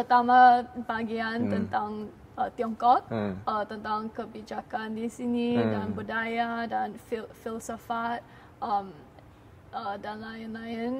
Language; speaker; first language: Indonesian; non-native, learner; Chinese